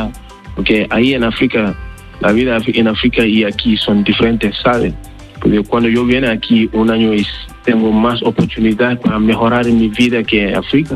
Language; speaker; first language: Spanish; non-native, learner; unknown